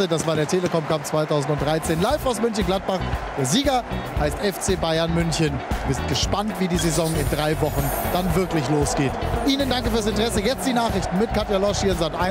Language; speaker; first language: German; native; German